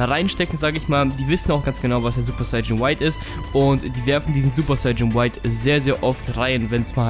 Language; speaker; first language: German; native; German